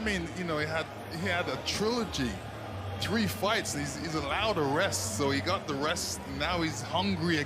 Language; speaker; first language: English; native; English